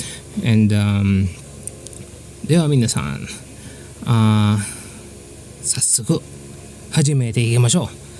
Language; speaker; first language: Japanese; non-native, fluent; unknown